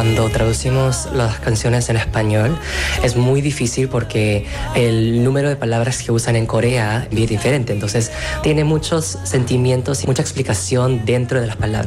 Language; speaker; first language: Spanish; non-native, fluent; Korean